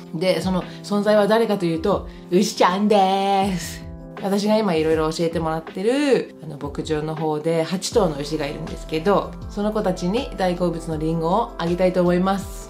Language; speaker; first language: Japanese; non-native, fluent; English